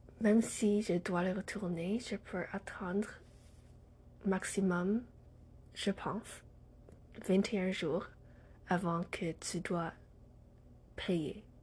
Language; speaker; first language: French; non-native, learner; English